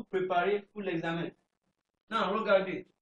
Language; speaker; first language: French; non-native, fluent; English